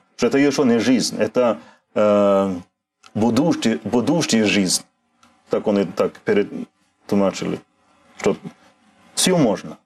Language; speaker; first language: Russian; non-native, learner; Swedish